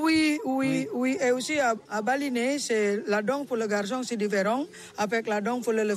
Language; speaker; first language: French; non-native, learner; Indonesian